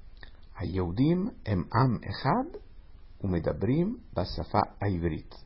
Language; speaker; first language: Hebrew; non-native, fluent; Italian